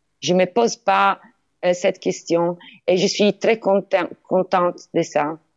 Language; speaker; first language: French; non-native, learner; Italian